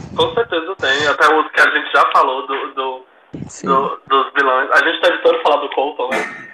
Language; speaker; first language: Portuguese; native; Portuguese